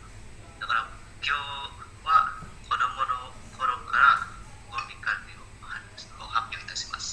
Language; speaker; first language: Japanese; non-native, learner; Indonesian